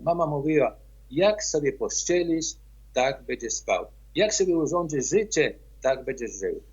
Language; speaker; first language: Polish; early bilingual, heritage; Polish